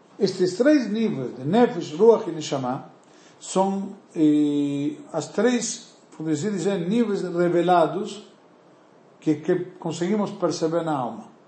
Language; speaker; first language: Portuguese; non-native, fluent; Spanish